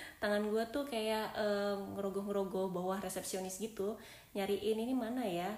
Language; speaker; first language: Indonesian; native; Indonesian